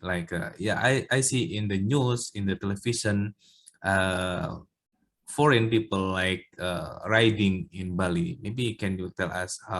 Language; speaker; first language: English; non-native, learner; Indonesian